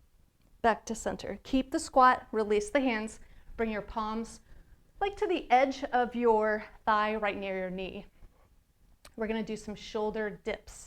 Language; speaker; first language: English; native; English